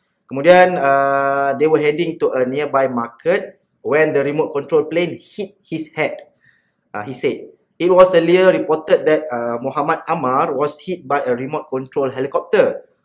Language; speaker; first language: English; non-native, local second language; Malay